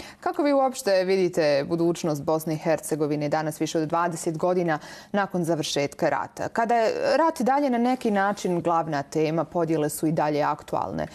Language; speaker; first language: Bosnian; native; Bosnian